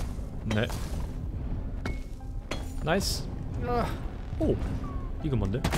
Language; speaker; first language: Korean; non-native, learner; German